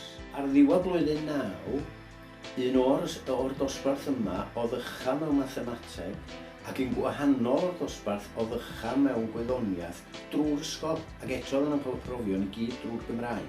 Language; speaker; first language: Welsh; native; Welsh